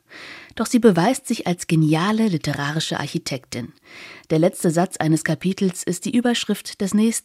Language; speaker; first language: German; native; German